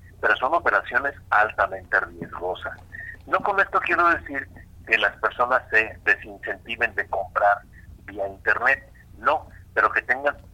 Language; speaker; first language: Spanish; native; Spanish